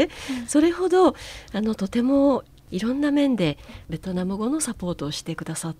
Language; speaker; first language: Japanese; native; Japanese